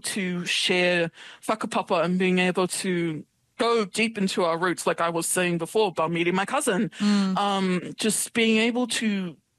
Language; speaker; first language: English; native; English